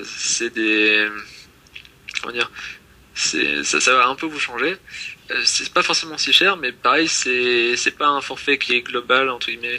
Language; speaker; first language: French; native; French